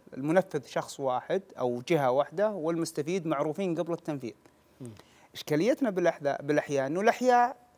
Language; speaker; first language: Arabic; native; Arabic